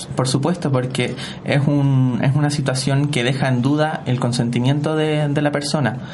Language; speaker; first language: Spanish; native; Spanish